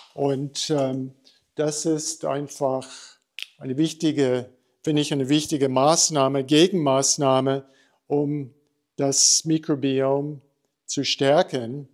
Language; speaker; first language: German; non-native, fluent; English